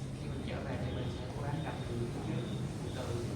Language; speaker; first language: Vietnamese; native; Vietnamese